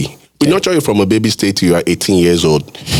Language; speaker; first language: English; non-native, local second language; Yoruba